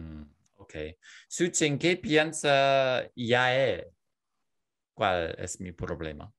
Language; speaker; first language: Spanish; non-native, learner; English